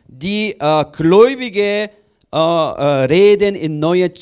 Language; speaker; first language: German; non-native, learner; Korean